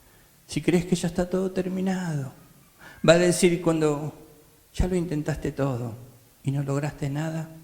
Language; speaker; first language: Spanish; native; Spanish